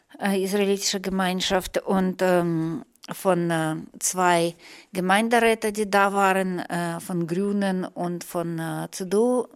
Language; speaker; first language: German; non-native, fluent; Russian